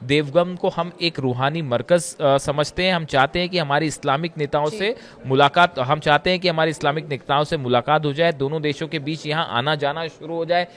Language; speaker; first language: Hindi; native; Hindi